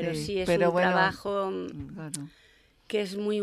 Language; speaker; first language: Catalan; non-native, learner; Spanish